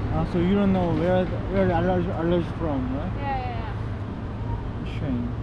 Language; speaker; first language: English; non-native, learner; Korean